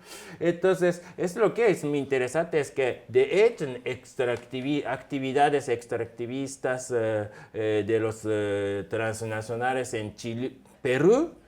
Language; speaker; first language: Spanish; non-native, fluent; Japanese